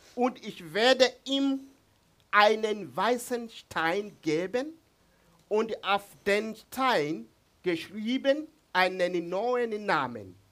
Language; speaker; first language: German; non-native, learner; Swahili